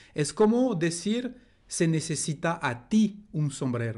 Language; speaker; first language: Spanish; non-native, fluent; French